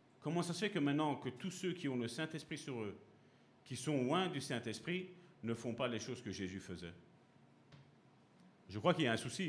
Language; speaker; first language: French; native; French